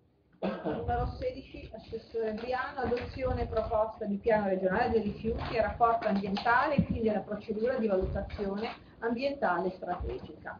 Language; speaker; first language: Italian; native; Italian